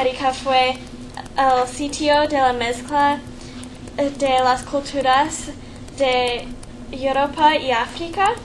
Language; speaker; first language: Spanish; non-native, learner; English